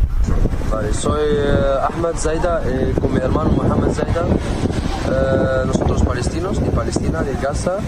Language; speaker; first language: Spanish; non-native, learner; Arabic